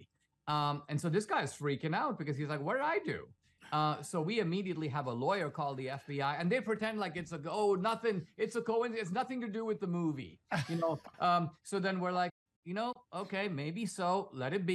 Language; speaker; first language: English; non-native, local second language; Konkani